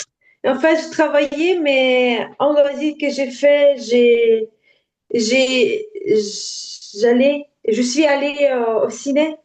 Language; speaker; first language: French; non-native, learner; Ukrainian